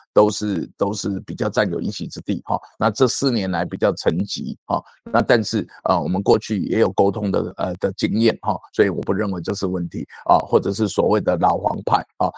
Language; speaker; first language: Chinese; native; Chinese